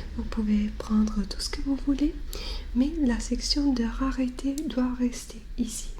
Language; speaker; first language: French; non-native, learner; English